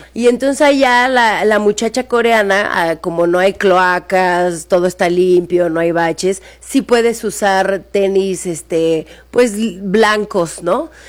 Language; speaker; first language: Spanish; native; Spanish